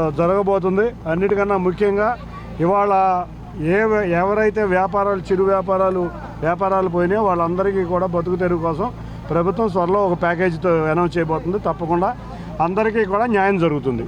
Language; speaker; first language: Telugu; native; Telugu